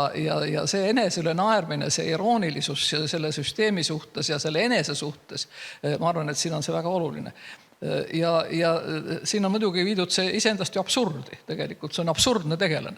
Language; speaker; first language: Estonian; native; Estonian